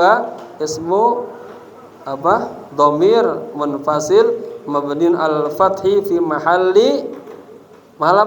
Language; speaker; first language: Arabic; non-native, fluent; Indonesian